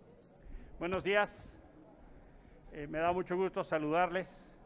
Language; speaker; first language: Spanish; native; Spanish